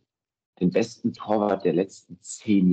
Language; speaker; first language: German; native; German